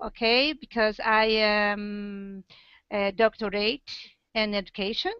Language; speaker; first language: English; non-native, learner; Portuguese